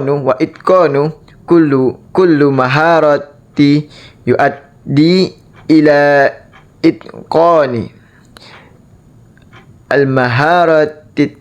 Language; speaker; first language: Arabic; non-native, learner; Indonesian